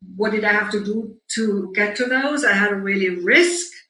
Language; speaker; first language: English; non-native, fluent; German